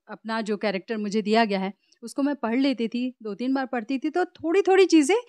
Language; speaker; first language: Hindi; native; Hindi